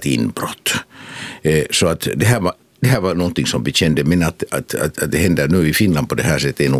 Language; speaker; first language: Swedish; non-native, local second language; Finnish